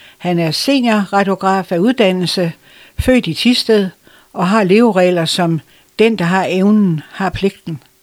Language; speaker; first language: Danish; native; Danish